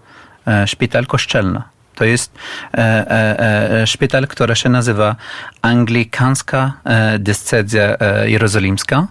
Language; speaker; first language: Polish; non-native, fluent; Arabic